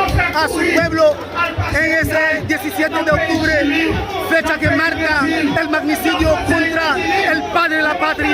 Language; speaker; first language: Spanish; non-native, fluent; Haitian Creole